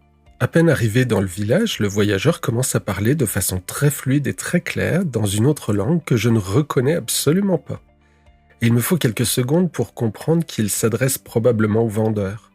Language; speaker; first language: French; native; French